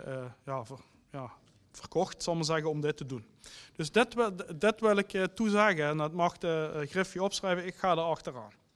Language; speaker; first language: Dutch; native; Dutch